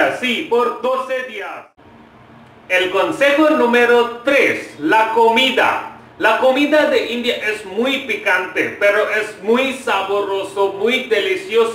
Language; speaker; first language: Spanish; non-native, fluent; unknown